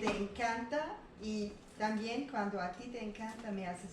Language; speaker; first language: Spanish; non-native, learner; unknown